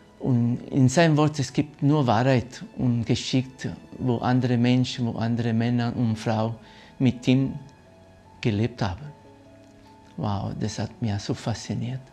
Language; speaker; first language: German; non-native, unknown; Italian